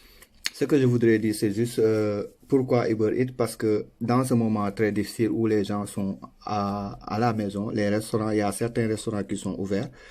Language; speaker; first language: French; non-native, local second language; Wolof